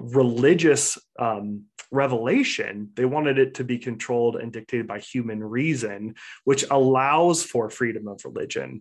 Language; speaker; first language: English; native; English